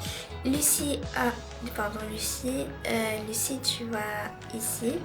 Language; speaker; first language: French; native; French